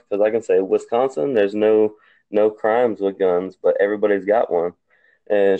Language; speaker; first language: English; native; English